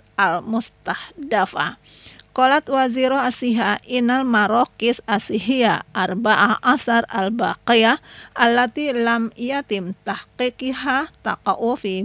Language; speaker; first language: Arabic; non-native, fluent; Indonesian